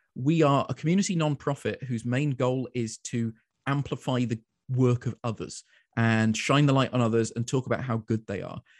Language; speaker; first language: English; native; English